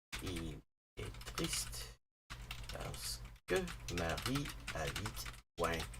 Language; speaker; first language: French; non-native, learner; English